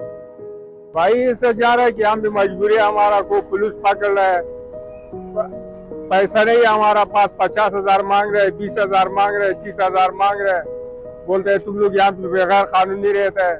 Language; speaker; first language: Hindi; non-native, local second language; Pashto